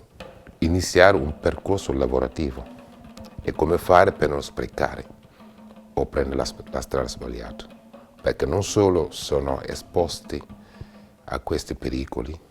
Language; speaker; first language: Italian; non-native, fluent; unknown